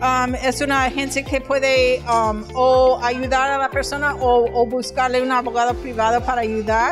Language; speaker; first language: Spanish; non-native, fluent; English